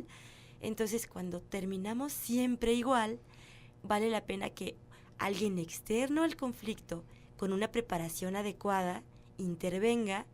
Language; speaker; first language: Spanish; native; Spanish